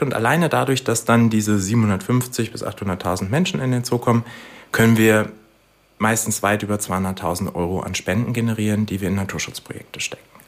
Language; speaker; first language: German; native; German